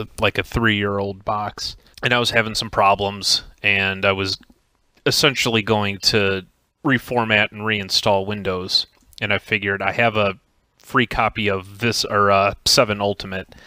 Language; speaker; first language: English; native; English